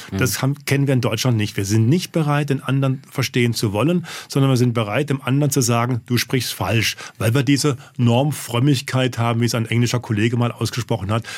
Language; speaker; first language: German; native; German